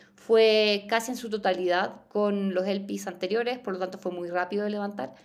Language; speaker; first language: Spanish; native; Spanish